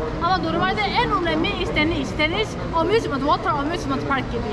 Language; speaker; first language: Turkish; non-native, learner; Korean